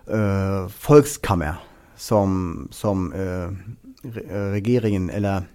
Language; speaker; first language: Swedish; non-native, fluent; German